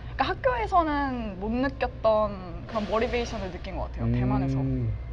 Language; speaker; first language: Korean; native; Korean